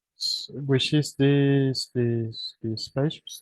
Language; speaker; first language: English; non-native, learner; Spanish